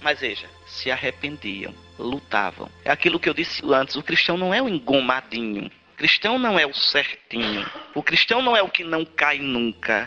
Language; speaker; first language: Portuguese; native; Portuguese